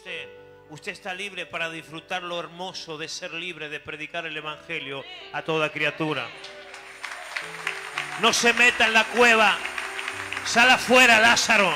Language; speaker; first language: Spanish; native; Spanish